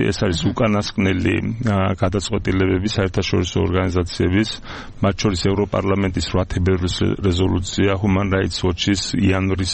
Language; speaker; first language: Georgian; native; Georgian